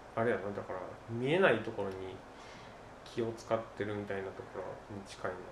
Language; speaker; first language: Japanese; native; Japanese